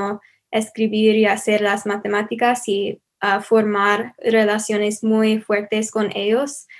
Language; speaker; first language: Spanish; non-native, learner; English